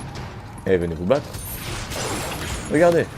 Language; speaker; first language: French; native; French